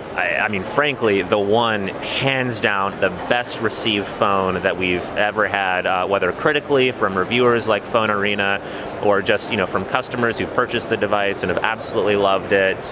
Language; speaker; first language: English; native; English